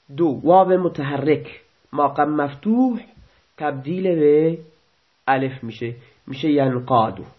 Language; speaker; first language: Persian; non-native, local second language; Baluchi